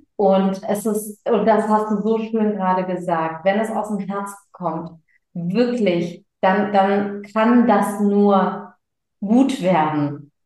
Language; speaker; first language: German; early bilingual, other home language; Tamil